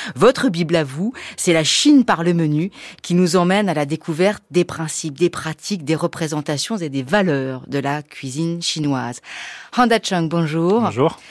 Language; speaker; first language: French; native; French